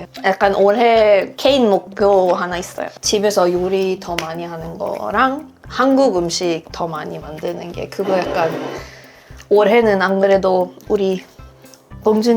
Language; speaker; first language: Korean; non-native, fluent; Swedish